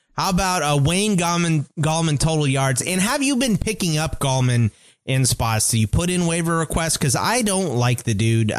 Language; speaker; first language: English; native; English